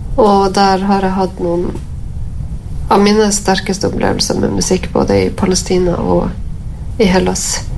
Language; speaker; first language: Norwegian; native; Norwegian